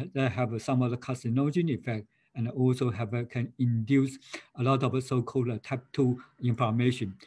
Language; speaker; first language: English; non-native, fluent; Chinese